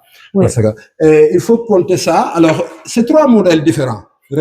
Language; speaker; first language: French; non-native, local second language; Wolof